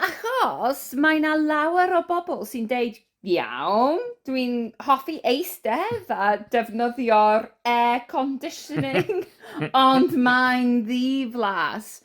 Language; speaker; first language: Welsh; non-native, learner; English